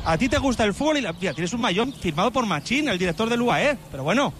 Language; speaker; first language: Spanish; native; Spanish